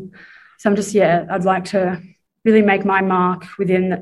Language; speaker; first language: English; native; English